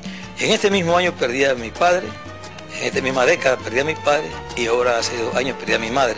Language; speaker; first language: Spanish; native; Spanish